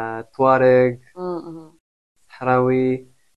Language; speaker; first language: English; native; English